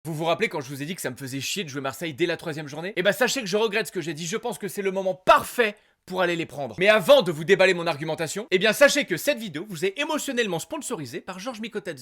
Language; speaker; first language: French; native; French